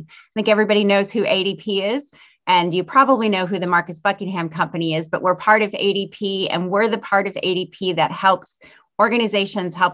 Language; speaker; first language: English; native; English